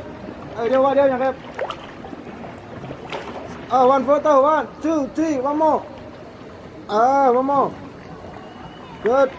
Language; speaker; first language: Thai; native; Thai